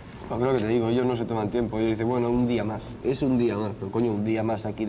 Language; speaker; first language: Spanish; native; Spanish